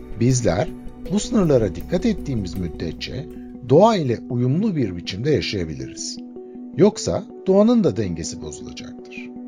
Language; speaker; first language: Turkish; native; Turkish